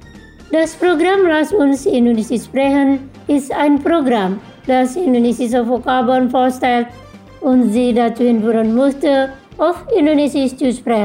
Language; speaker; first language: German; non-native, fluent; Indonesian